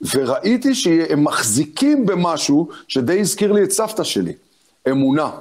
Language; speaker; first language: Hebrew; early bilingual, other home language; Arabic